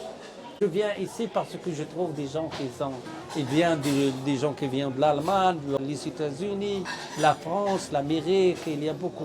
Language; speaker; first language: French; non-native, learner; Arabic